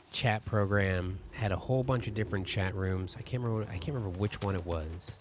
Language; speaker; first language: English; native; English